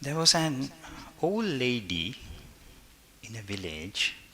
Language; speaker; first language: English; non-native, local second language; Sinhala